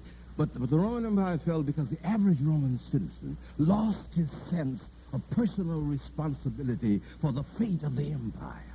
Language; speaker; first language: English; native; English